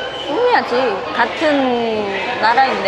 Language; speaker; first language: Korean; non-native, learner; Vietnamese